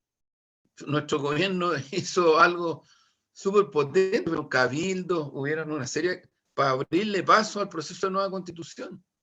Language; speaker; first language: Spanish; native; Spanish